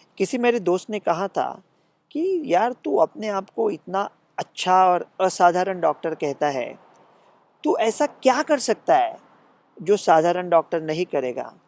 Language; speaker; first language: Hindi; non-native, local second language; Marathi